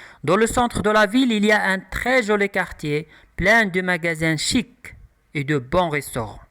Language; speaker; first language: French; non-native, local second language; Arabic